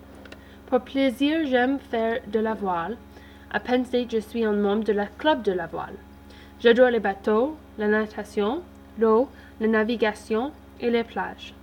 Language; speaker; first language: French; early bilingual, heritage; English